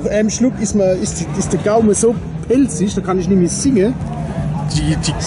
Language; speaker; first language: German; native; German